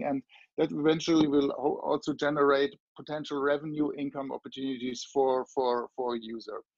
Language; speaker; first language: English; non-native, fluent; German